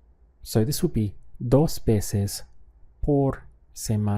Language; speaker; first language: Spanish; non-native, fluent; English